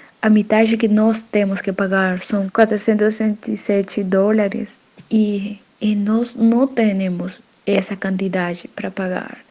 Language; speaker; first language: Portuguese; non-native, learner; Spanish